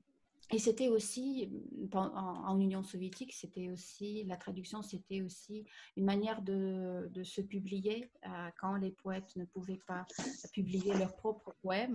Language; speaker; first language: French; non-native, fluent; Russian